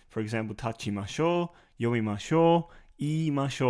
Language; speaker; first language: Japanese; non-native, fluent; English